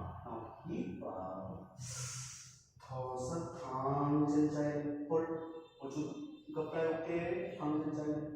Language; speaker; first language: Vietnamese; non-native, learner; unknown